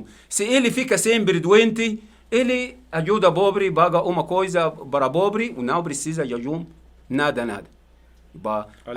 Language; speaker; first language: Portuguese; non-native, learner; Arabic